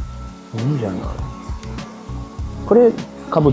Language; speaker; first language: Japanese; non-native, learner; English